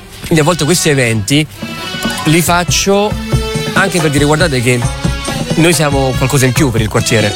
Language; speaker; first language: Italian; early bilingual, other home language; Arabic